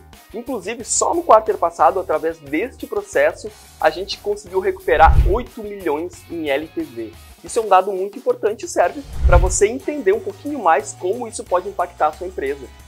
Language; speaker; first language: Portuguese; native; Portuguese